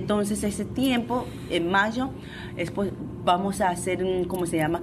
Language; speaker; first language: Spanish; non-native, fluent; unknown